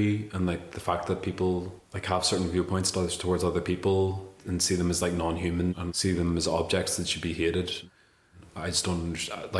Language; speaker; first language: English; native; English